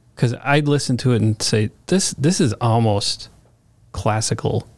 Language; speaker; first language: English; native; English